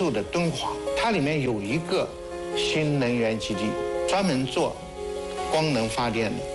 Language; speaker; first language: Chinese; native; Chinese